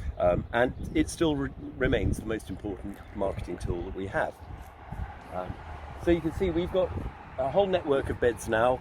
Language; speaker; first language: English; native; English